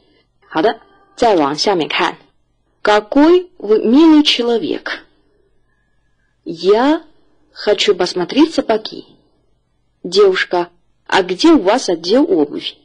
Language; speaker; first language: Russian; non-native, fluent; Chinese